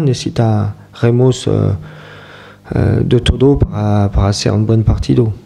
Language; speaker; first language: Spanish; non-native, fluent; French